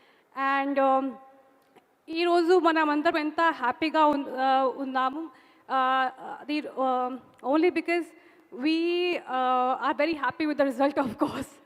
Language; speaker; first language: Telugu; non-native, fluent; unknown